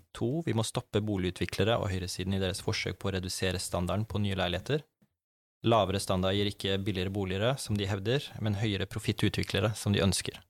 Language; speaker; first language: Norwegian; native; Norwegian